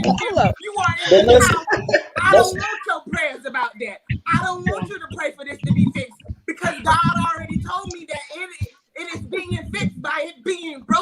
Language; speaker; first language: English; native; English